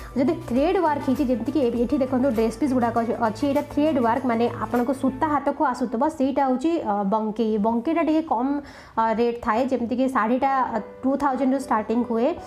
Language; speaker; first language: Odia; native; Odia